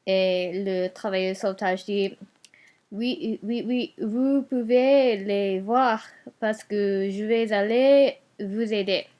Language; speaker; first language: French; non-native, learner; Japanese